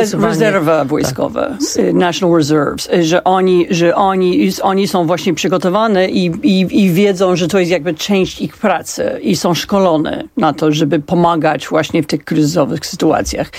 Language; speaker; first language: Polish; non-native, fluent; English